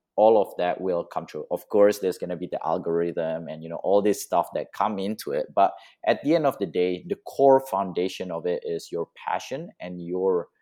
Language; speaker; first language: English; non-native, fluent; Indonesian